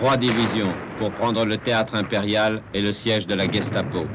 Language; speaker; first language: French; native; French